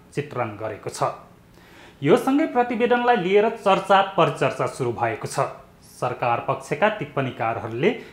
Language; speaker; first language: Nepali; native; Nepali